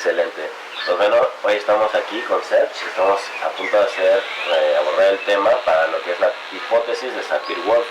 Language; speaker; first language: Spanish; native; Spanish